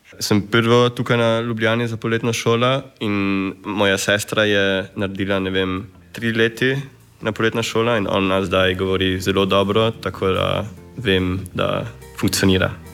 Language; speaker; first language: Slovenian; early bilingual, heritage; Slovenian